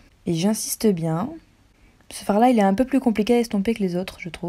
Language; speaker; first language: French; native; French